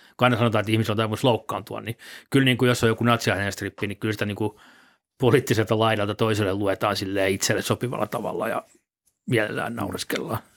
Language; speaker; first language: Finnish; native; Finnish